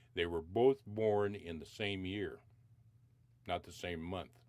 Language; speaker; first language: English; native; English